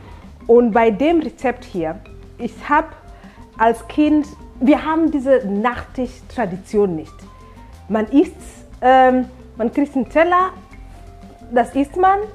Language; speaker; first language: German; non-native, fluent; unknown